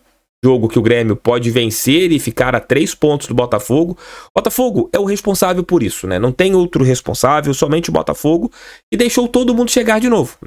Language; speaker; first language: Portuguese; native; Portuguese